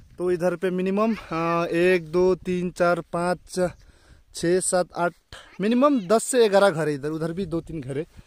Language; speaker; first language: Hindi; non-native, local second language; Nepali